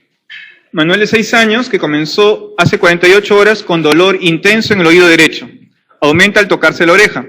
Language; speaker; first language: Spanish; native; Spanish